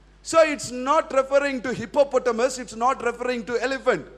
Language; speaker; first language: English; non-native, local second language; Tamil